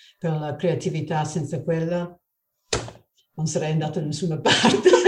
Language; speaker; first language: Italian; non-native, fluent; English